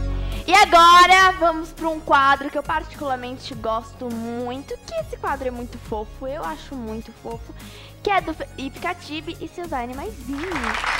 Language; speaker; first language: Portuguese; native; Portuguese